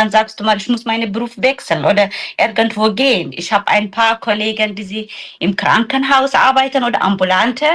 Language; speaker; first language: German; non-native, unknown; Tigrinya